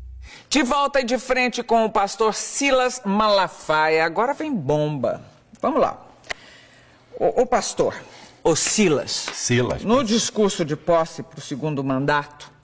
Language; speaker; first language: Portuguese; native; Portuguese